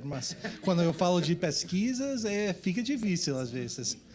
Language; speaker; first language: Portuguese; non-native, fluent; English